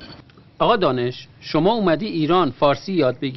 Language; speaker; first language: Persian; native; Persian